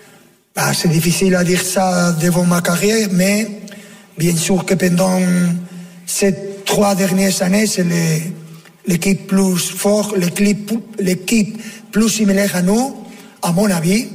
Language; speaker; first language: French; non-native, fluent; Spanish